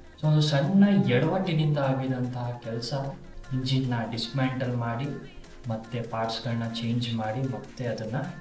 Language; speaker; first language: Kannada; native; Kannada